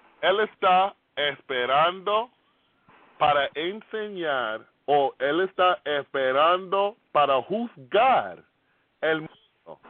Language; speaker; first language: Spanish; non-native, fluent; English